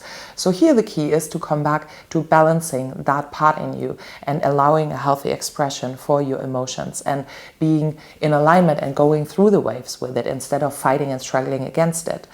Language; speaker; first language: English; non-native, fluent; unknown